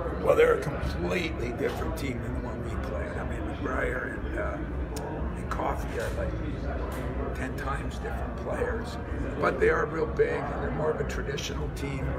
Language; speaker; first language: English; native; English